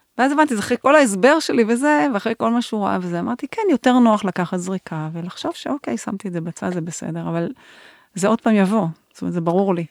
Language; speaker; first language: Hebrew; native; Hebrew